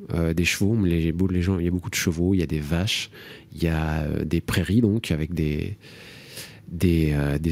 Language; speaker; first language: French; native; French